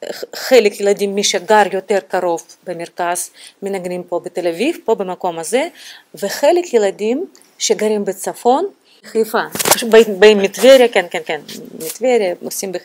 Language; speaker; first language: Hebrew; non-native, fluent; Russian